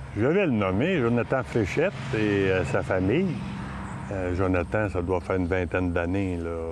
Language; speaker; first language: French; native; French